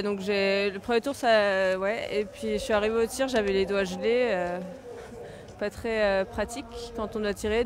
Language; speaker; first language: French; native; French